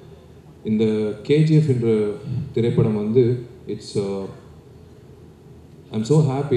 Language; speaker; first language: Tamil; native; Tamil